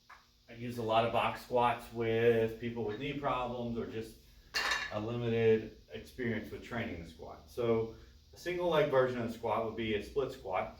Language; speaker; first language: English; native; English